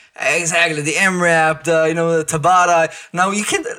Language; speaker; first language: English; non-native, fluent; Hebrew